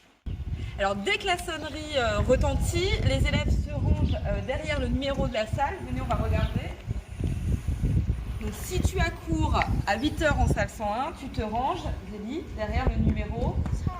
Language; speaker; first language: French; native; French